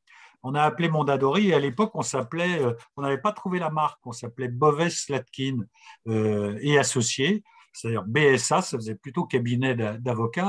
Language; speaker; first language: French; native; French